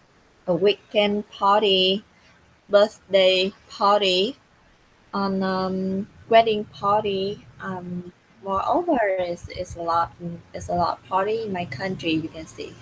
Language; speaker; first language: English; non-native, learner; Vietnamese